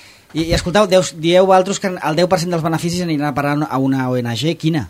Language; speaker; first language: Catalan; native; Catalan